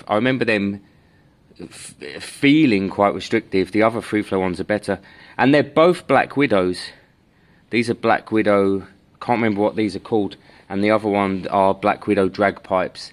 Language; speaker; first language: English; native; English